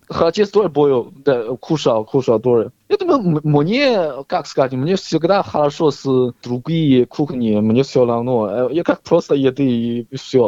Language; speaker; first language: Russian; non-native, learner; Chinese